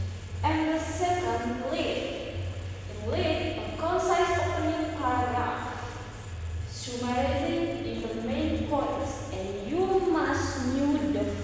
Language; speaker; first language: English; non-native, learner; Indonesian